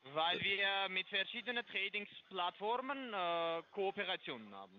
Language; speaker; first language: German; non-native, fluent; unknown